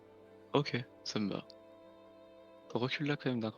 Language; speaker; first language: French; native; French